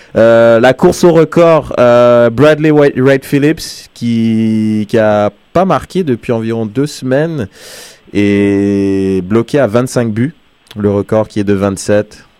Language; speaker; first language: French; native; French